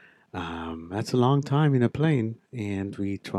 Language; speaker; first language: English; non-native, local second language; Afrikaans